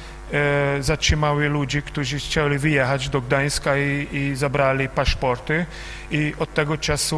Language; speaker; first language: Polish; non-native, fluent; Hungarian